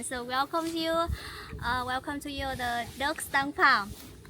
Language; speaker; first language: English; non-native, learner; Vietnamese